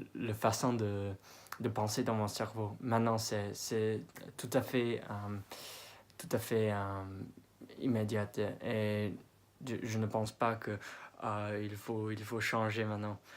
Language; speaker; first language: French; non-native, fluent; English